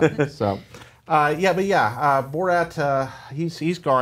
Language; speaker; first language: English; native; English